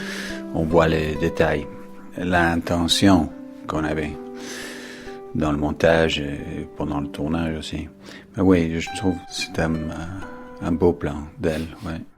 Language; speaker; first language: French; non-native, fluent; English